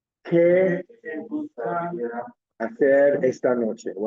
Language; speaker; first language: Spanish; non-native, fluent; English